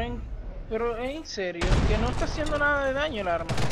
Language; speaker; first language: Spanish; native; Spanish